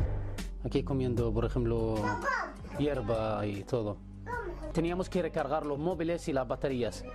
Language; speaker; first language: Spanish; non-native, fluent; Arabic